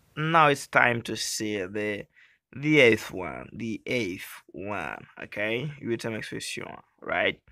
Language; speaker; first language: English; non-native, learner; Haitian Creole